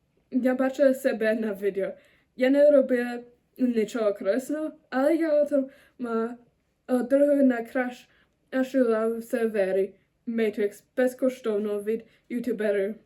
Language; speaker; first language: Ukrainian; non-native, learner; German